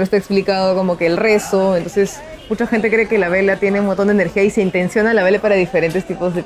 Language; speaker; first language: Spanish; native; Spanish